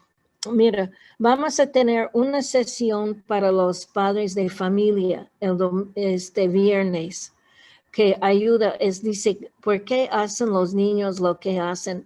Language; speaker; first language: Spanish; non-native, fluent; English